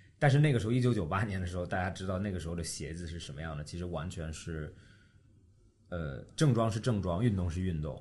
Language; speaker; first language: Chinese; early bilingual, heritage; Chinese